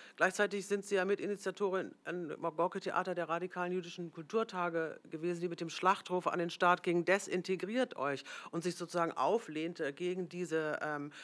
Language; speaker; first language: German; native; German